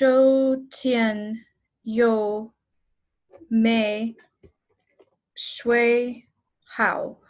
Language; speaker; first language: Chinese; non-native, learner; English